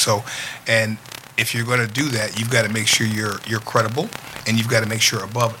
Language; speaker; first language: English; native; English